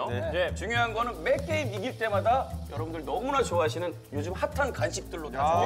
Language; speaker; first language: Korean; native; Korean